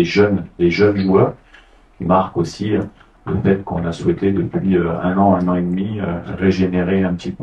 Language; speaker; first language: French; non-native, fluent; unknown